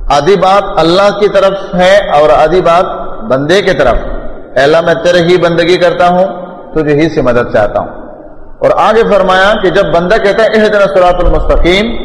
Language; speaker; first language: Urdu; non-native, local second language; Pashto